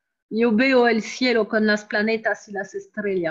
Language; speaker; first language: Spanish; non-native, learner; French